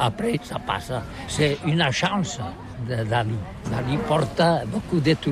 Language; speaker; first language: French; non-native, learner; Catalan